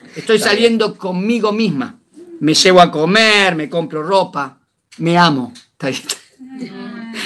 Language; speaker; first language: Spanish; native; Spanish